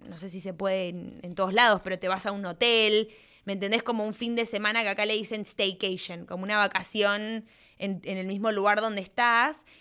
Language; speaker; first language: Spanish; native; Spanish